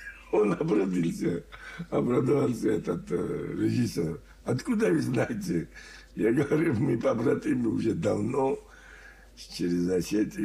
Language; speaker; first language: Russian; non-native, learner; Georgian